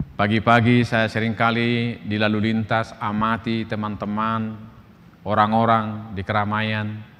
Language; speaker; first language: Indonesian; non-native, local second language; Batak Toba